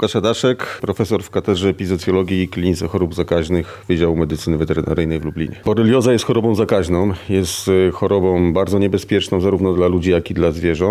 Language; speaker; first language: Polish; native; Polish